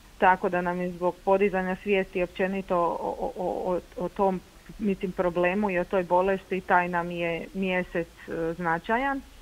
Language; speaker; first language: Croatian; native; Croatian